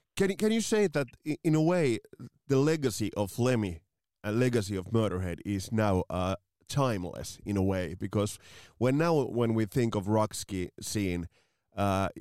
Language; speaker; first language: English; non-native, fluent; Finnish